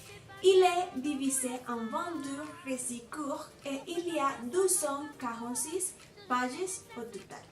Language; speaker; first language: French; non-native, fluent; Spanish